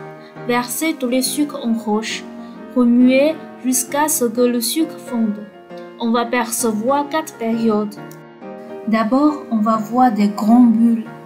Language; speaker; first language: French; non-native, fluent; Chinese